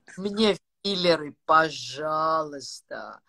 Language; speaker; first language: Russian; non-native, fluent; Georgian